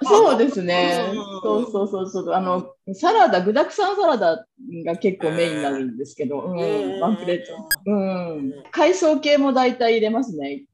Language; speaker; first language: Japanese; native; Japanese